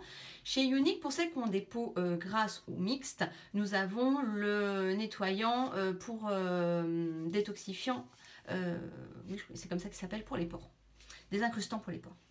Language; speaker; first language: French; native; French